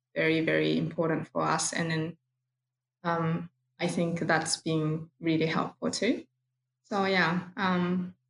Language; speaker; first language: English; non-native, fluent; Japanese